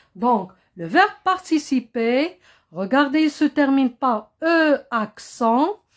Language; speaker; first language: French; non-native, local second language; Arabic